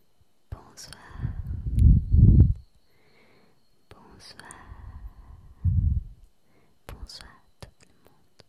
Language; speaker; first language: French; non-native, fluent; Spanish